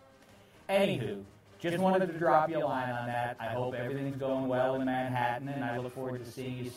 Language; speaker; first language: English; native; English